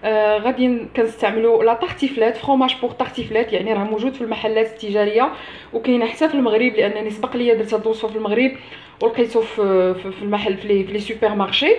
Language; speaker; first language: Arabic; native; Arabic